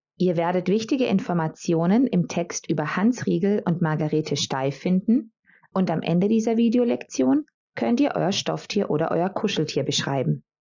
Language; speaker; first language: German; non-native, fluent; Croatian